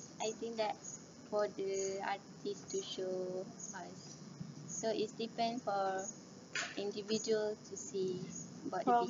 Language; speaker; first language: English; non-native, learner; Malay